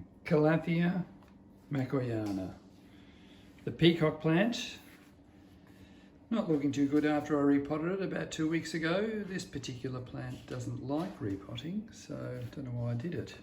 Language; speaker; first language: English; native; English